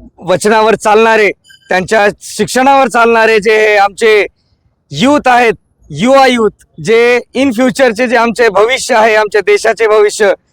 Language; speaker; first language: Marathi; non-native, local second language; Lambadi